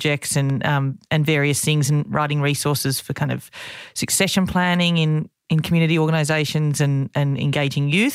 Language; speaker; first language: English; native; English